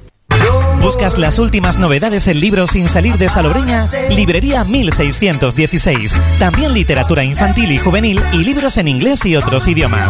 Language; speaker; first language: Spanish; native; Spanish